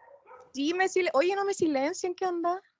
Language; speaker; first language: Spanish; native; Spanish